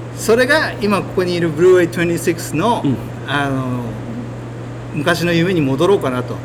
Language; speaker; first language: Japanese; native; Japanese